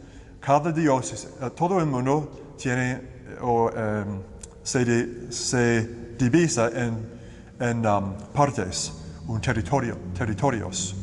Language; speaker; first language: Spanish; non-native, learner; English